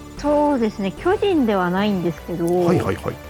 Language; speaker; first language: Japanese; native; Japanese